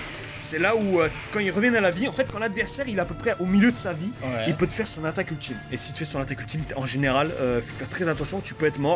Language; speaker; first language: French; native; French